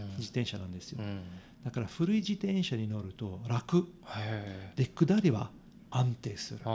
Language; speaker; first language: Japanese; non-native, fluent; Italian